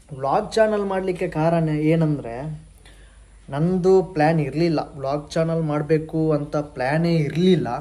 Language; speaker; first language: Kannada; non-native, local second language; Tulu